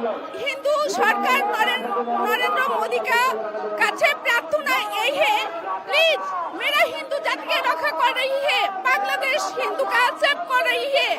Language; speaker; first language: Hindi; non-native, learner; Bangla